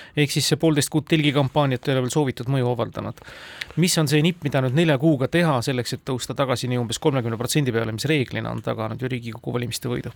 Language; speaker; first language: Estonian; native; Estonian